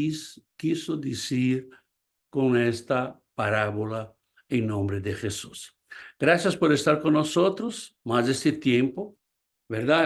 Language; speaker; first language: Spanish; non-native, fluent; Portuguese